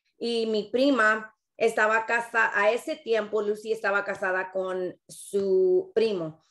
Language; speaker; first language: Spanish; early bilingual, heritage; Spanish